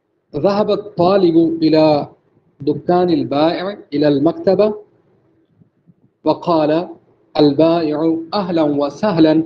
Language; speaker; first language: Arabic; non-native, fluent; Urdu